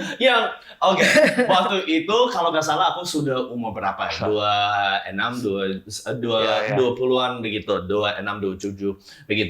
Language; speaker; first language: Indonesian; non-native, fluent; English